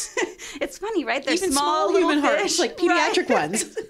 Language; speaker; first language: English; native; English